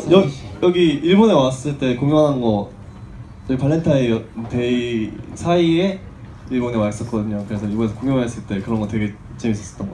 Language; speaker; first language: Korean; early bilingual, heritage; Korean